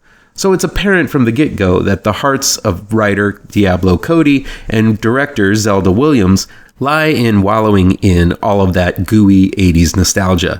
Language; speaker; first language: English; native; English